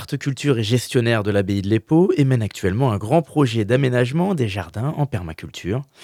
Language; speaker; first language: French; native; French